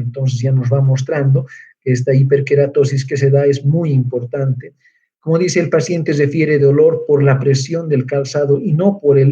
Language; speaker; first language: Spanish; native; Spanish